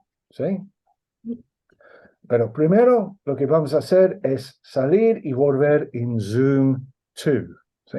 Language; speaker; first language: Spanish; non-native, fluent; English